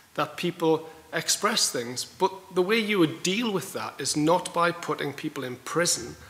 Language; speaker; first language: English; native; English